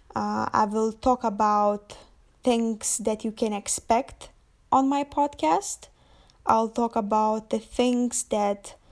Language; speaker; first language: English; non-native, fluent; Lithuanian